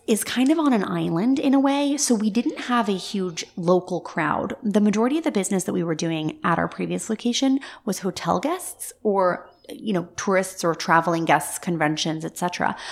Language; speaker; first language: English; native; English